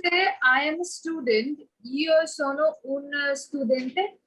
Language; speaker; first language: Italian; non-native, learner; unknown